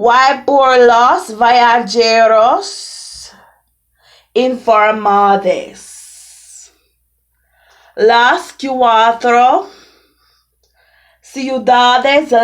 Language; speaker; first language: Spanish; non-native, learner; English